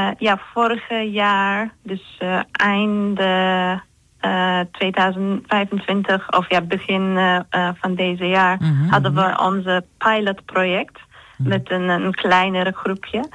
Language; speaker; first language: Dutch; non-native, fluent; Turkish